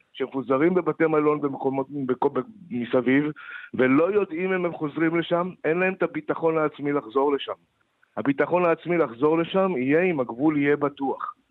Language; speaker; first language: Hebrew; native; Hebrew